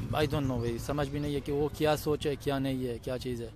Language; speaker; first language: Hindi; non-native, learner; Persian